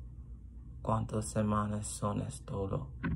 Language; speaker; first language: Spanish; non-native, learner; English